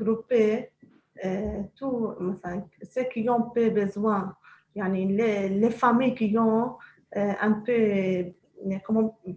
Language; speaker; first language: French; non-native, local second language; Arabic